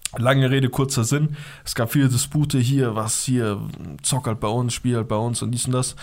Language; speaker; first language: German; early bilingual, other home language; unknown